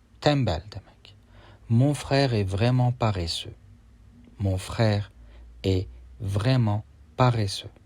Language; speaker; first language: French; non-native, fluent; Turkish